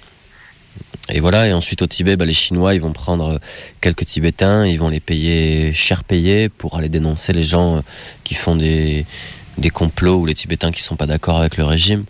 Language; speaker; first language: French; native; French